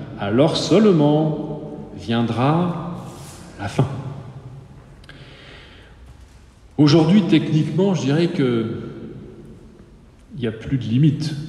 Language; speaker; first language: French; native; French